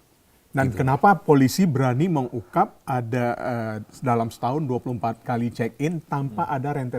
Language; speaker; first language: Indonesian; native; Indonesian